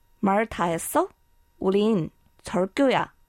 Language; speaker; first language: Korean; non-native, fluent; Chinese